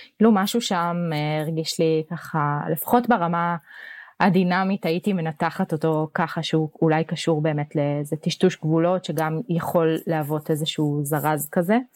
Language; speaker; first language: Hebrew; native; Hebrew